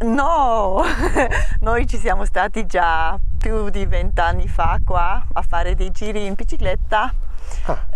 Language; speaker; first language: Italian; non-native, fluent; German